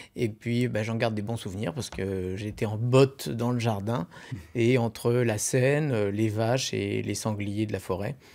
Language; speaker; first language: French; native; French